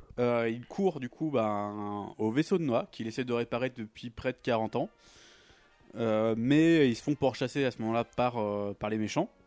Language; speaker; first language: French; native; French